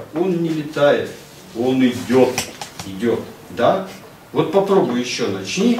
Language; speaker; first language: Russian; native; Russian